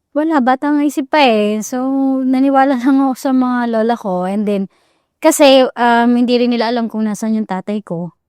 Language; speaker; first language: Filipino; native; Filipino